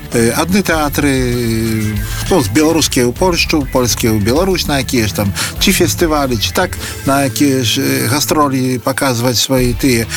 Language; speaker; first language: Belarusian; native; Belarusian